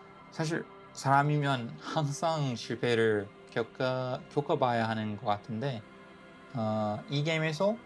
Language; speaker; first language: Korean; non-native, fluent; English